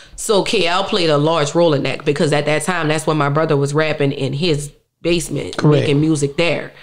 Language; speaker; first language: English; native; English